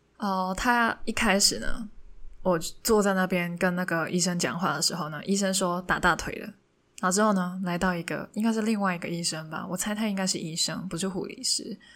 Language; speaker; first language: Chinese; non-native, local second language; Cantonese